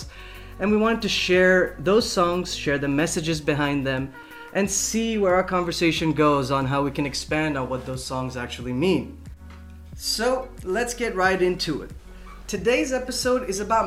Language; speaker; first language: English; non-native, local second language; Urdu